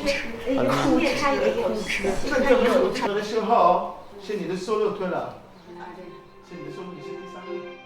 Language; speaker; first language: Chinese; non-native, learner; French